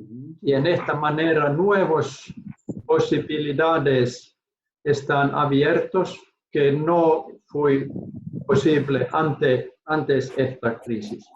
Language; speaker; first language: Spanish; non-native, learner; Finnish